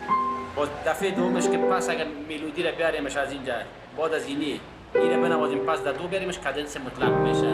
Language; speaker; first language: Persian; native; Persian